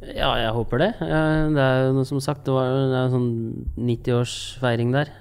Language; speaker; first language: Norwegian; native; Norwegian